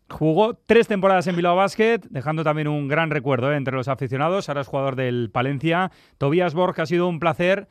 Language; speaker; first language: Spanish; native; Spanish